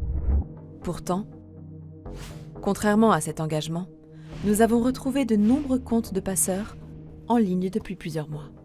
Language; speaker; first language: French; native; French